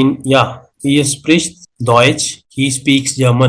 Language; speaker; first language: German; non-native, learner; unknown